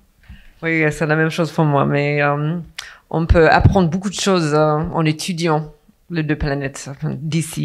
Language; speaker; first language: French; non-native, fluent; English